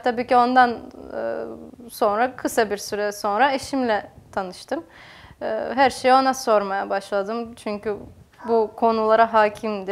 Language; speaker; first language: Turkish; non-native, fluent; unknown